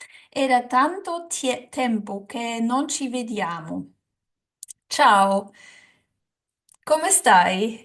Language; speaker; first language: Italian; non-native, learner; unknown